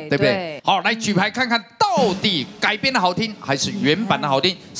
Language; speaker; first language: Chinese; native; Chinese